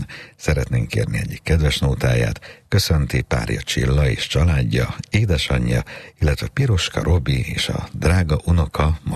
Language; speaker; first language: Hungarian; native; Hungarian